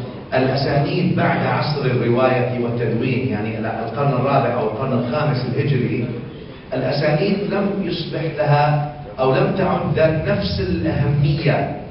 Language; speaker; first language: Arabic; native; Arabic